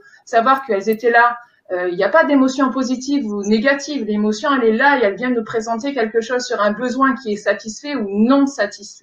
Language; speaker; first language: French; native; French